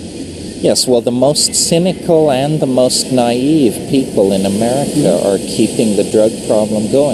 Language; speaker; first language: English; native; English